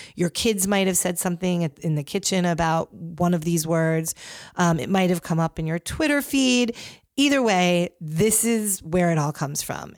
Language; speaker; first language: English; native; English